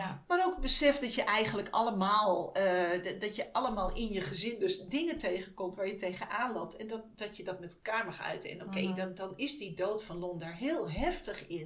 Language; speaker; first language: Dutch; native; Dutch